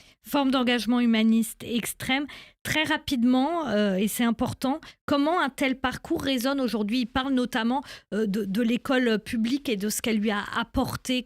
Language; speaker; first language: French; native; French